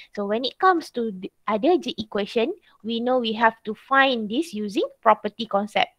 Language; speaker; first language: English; non-native, local second language; Malay